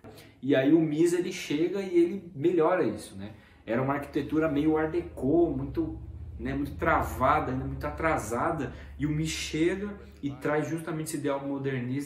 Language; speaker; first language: Portuguese; native; Portuguese